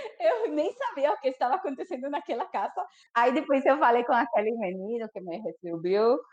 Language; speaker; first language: Portuguese; non-native, fluent; Spanish